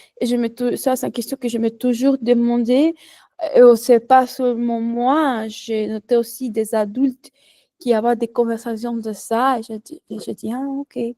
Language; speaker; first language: French; non-native, learner; Spanish